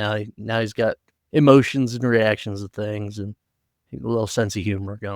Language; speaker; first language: English; native; English